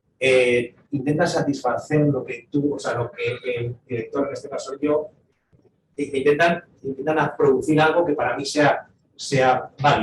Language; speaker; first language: Spanish; native; Spanish